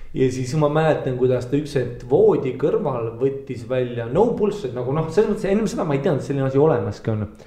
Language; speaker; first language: Estonian; early bilingual, heritage; Estonian